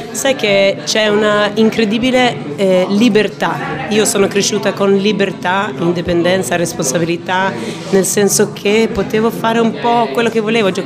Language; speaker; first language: Italian; non-native, fluent; Swedish